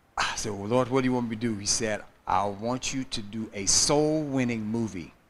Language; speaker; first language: English; native; English